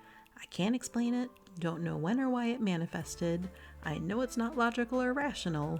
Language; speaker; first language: English; native; English